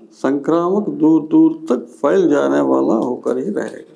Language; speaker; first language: Hindi; non-native, local second language; Telugu